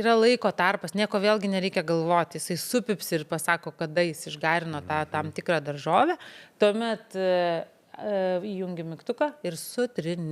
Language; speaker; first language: Lithuanian; native; Lithuanian